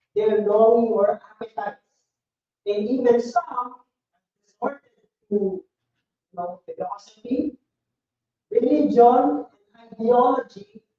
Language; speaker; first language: English; non-native, local second language; Filipino